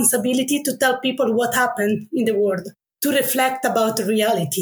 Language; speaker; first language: English; non-native, fluent; Italian